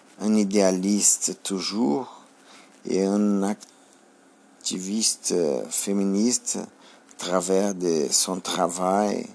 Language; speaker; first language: French; non-native, learner; Portuguese